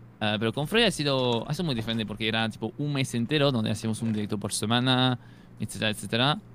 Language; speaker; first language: Spanish; non-native, fluent; French